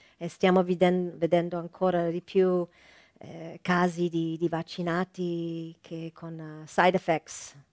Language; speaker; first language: Italian; non-native, fluent; English